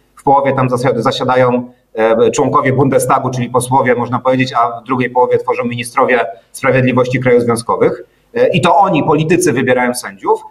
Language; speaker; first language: Polish; native; Polish